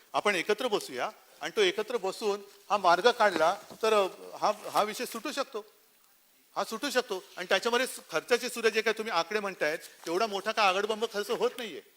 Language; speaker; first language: Marathi; native; Marathi